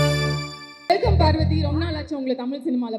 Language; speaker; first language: Tamil; native; Tamil